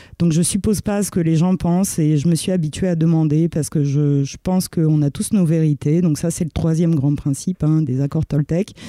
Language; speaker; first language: French; early bilingual, other home language; Romanian